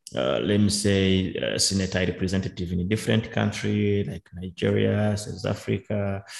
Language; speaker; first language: English; non-native, local second language; Kinyarwanda